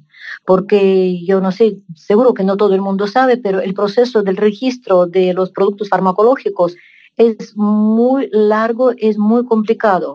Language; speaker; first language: Spanish; non-native, fluent; Russian